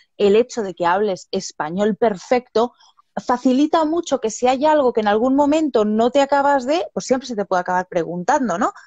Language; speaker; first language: Spanish; native; Spanish